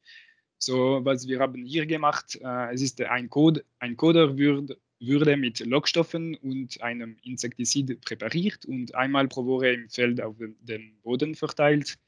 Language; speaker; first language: German; non-native, local second language; French